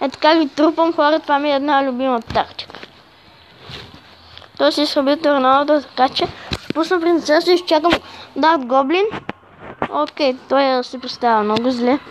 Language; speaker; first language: Bulgarian; native; Bulgarian